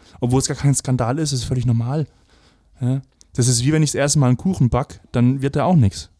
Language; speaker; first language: German; native; German